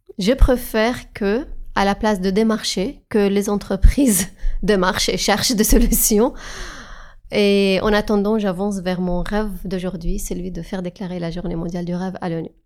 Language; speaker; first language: French; non-native, fluent; Arabic